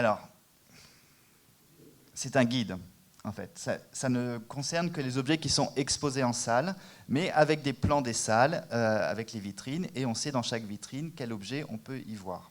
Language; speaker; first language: French; native; French